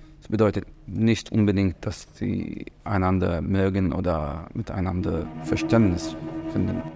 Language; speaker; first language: German; non-native, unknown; Arabic